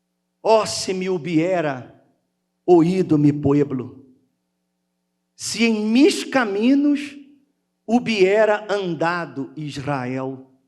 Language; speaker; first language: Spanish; non-native, learner; Portuguese